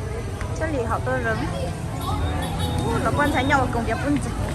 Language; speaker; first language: Chinese; non-native, learner; Vietnamese